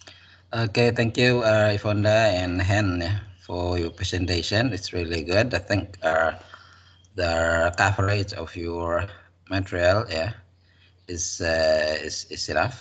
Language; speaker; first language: English; non-native, fluent; Indonesian